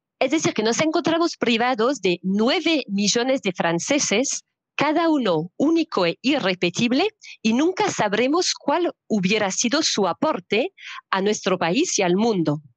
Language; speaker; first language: Spanish; non-native, fluent; French